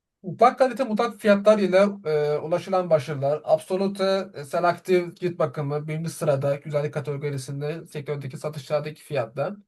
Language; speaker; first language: Turkish; native; Turkish